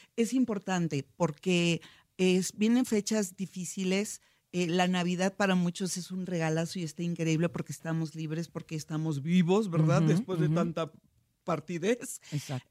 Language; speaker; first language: Spanish; native; Spanish